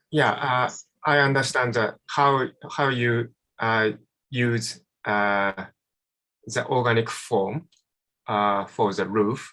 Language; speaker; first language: English; non-native, fluent; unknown